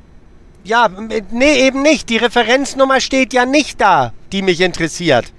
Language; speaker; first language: German; native; German